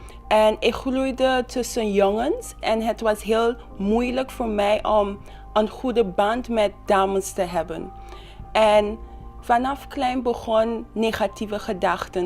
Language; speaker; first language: Dutch; non-native, local second language; Papiamento